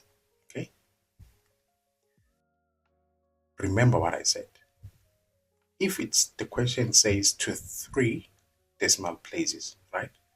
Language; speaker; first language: English; non-native, local second language; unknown